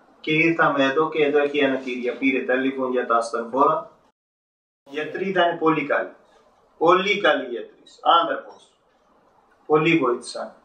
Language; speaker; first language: Greek; non-native, learner; Urdu